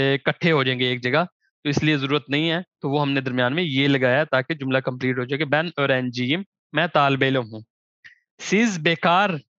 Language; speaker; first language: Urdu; non-native, local second language; Punjabi